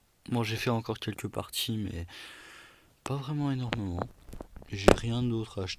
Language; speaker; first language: French; native; French